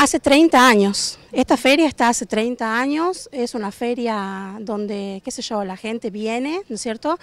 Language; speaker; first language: Spanish; native; Spanish